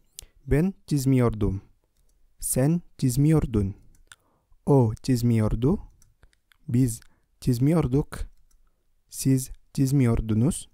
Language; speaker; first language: Turkish; non-native, fluent; Indonesian